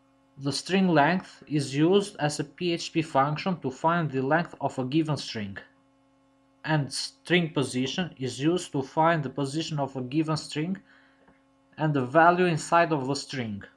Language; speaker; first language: English; non-native, fluent; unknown